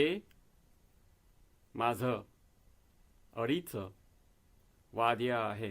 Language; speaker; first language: Marathi; non-native, learner; Spanish